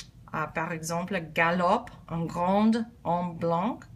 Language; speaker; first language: French; non-native, learner; English